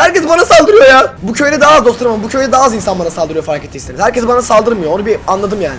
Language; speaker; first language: Turkish; native; Turkish